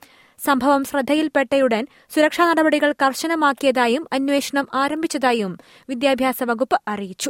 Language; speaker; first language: Malayalam; native; Malayalam